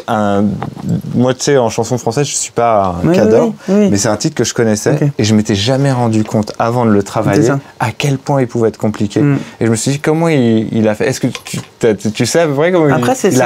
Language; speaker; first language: French; native; French